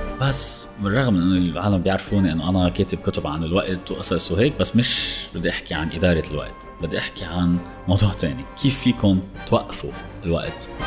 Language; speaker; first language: Arabic; native; Arabic